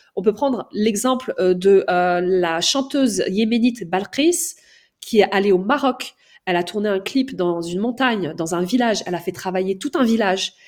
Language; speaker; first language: French; native; French